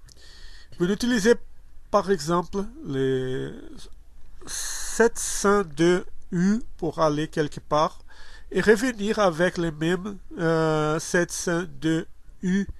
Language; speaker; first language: French; non-native, learner; Portuguese